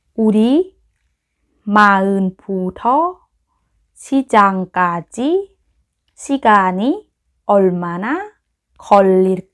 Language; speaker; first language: Korean; non-native, fluent; Lao